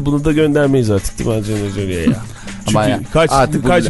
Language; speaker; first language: Turkish; native; Turkish